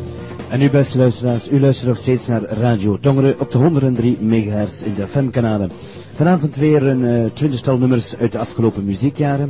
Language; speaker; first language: Dutch; native; Dutch